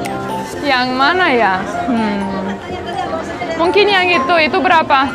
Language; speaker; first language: Indonesian; non-native, fluent; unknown